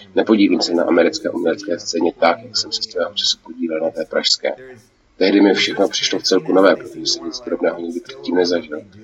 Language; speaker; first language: Czech; non-native, fluent; English